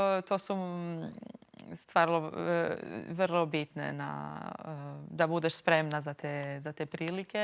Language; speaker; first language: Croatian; non-native, local second language; Albanian